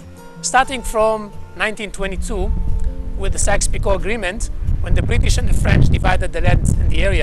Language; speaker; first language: English; non-native, fluent; Hebrew